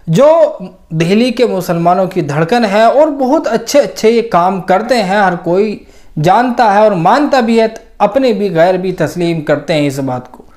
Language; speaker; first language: Hindi; native; Hindi